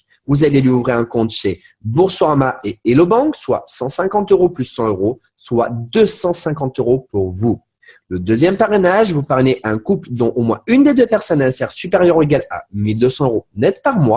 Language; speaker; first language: French; native; French